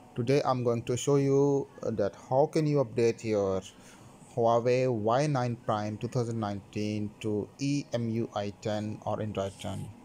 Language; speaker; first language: English; non-native, local second language; Urdu